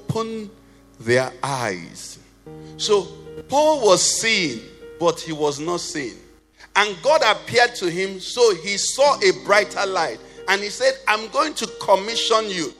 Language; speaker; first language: English; non-native, local second language; Igbo